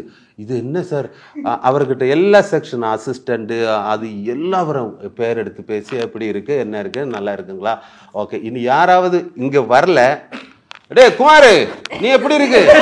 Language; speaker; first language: Tamil; non-native, learner; Malayalam